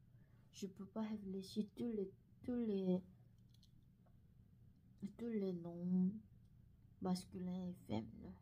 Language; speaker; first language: French; non-native, learner; Korean